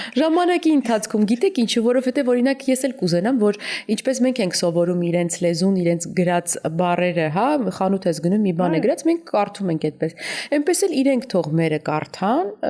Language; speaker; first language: Armenian; native; Armenian